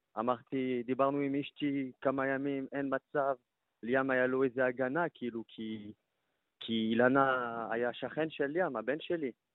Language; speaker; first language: Hebrew; non-native, learner; French